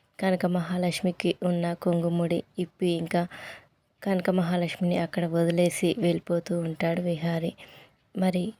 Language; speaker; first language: Telugu; native; Telugu